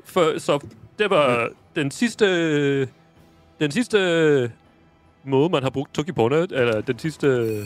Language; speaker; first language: Danish; non-native, fluent; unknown